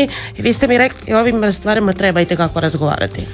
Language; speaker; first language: Serbian; native; Serbian